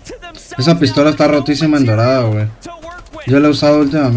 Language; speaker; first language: Spanish; native; Spanish